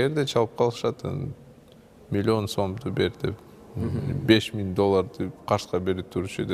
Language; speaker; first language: Kyrgyz; non-native, local second language; Russian